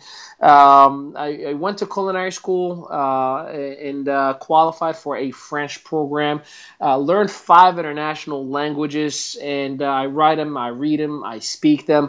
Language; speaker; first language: English; non-native, fluent; Arabic